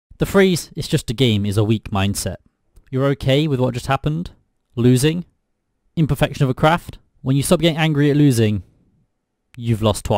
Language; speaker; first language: English; native; English